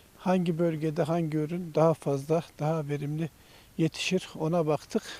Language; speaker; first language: Turkish; native; Turkish